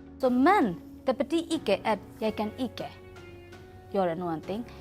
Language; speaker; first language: Norwegian; non-native, learner; Burmese